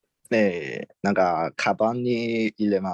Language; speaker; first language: Japanese; non-native, learner; Chinese